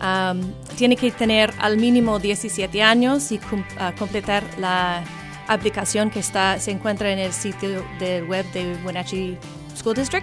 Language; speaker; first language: Spanish; non-native, fluent; English